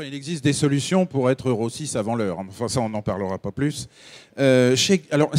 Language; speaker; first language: French; native; French